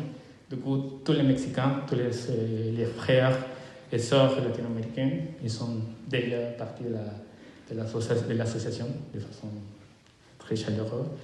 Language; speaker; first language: French; non-native, fluent; Spanish